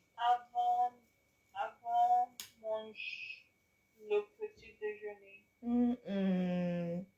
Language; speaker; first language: French; non-native, learner; English